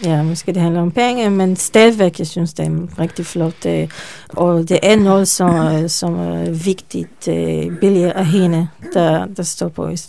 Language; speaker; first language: Danish; non-native, learner; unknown